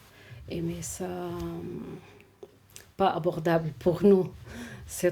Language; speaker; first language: French; non-native, learner; Arabic